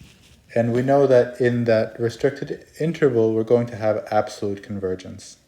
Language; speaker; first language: English; native; English